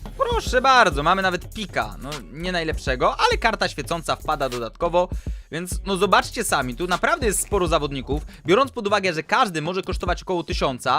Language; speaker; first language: Polish; native; Polish